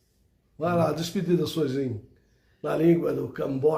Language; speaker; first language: Portuguese; native; Portuguese